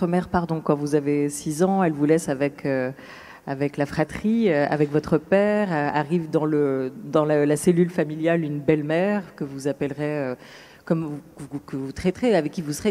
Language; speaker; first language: French; native; French